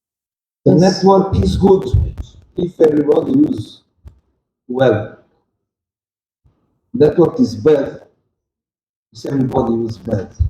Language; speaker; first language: English; non-native, learner; Portuguese